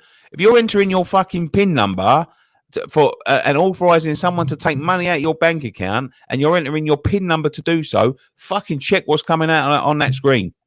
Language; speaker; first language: English; native; English